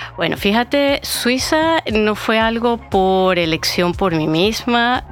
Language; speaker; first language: Spanish; native; Spanish